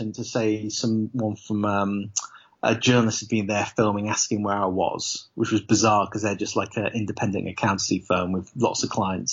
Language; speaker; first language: English; native; English